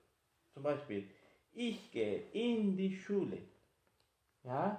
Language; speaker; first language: German; non-native, fluent; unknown